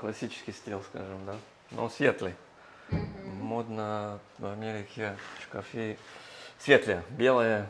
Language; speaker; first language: Russian; non-native, fluent; English